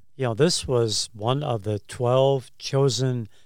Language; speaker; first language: English; native; English